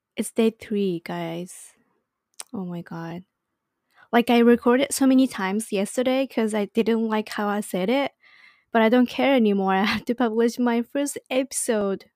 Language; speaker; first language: English; non-native, fluent; Japanese